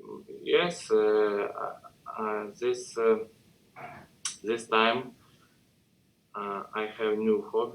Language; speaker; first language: English; non-native, learner; Russian